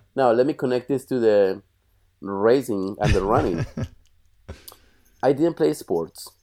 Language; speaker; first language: English; non-native, fluent; Spanish